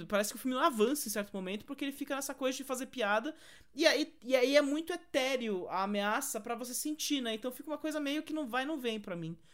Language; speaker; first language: Portuguese; native; Portuguese